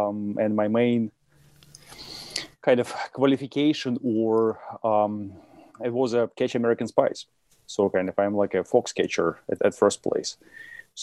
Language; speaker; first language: English; non-native, fluent; Russian